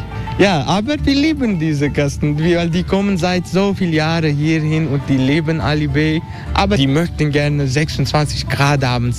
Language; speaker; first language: German; non-native, learner; Turkish